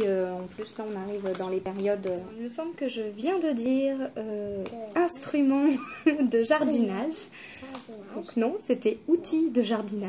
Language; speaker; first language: French; native; French